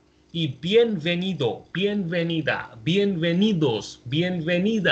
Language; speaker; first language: Spanish; non-native, fluent; Hindi